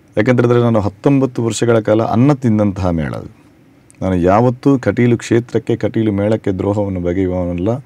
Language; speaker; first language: Kannada; native; Kannada